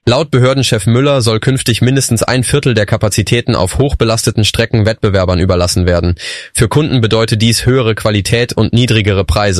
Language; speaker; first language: German; native; German